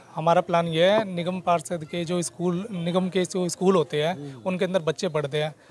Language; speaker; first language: Hindi; native; Hindi